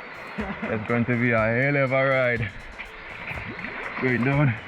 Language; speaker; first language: English; native; English